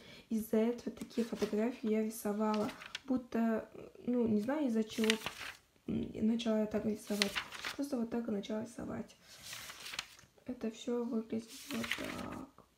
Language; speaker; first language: Russian; non-native, local second language; Kazakh